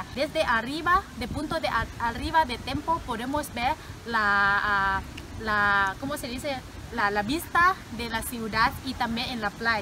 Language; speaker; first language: Spanish; non-native, learner; Thai